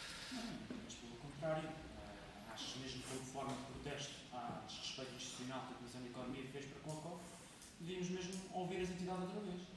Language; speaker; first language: Portuguese; native; Portuguese